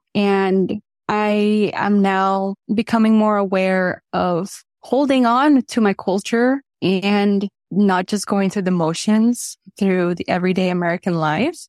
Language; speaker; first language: English; early bilingual, other home language; Spanish